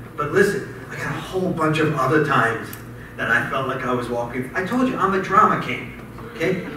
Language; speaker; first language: English; native; English